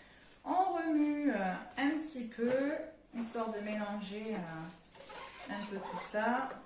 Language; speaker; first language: French; native; French